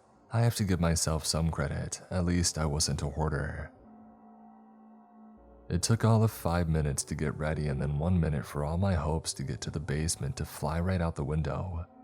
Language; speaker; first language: English; native; English